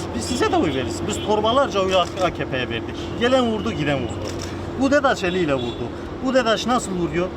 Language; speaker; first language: Turkish; native; Turkish